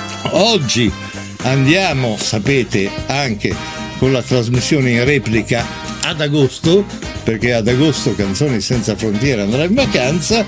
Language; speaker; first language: Italian; native; Italian